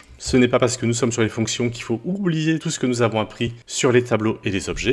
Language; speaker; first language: French; native; French